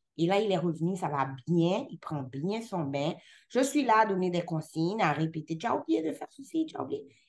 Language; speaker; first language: French; non-native, local second language; Haitian Creole